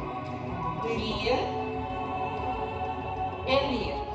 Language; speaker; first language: Dutch; non-native, learner; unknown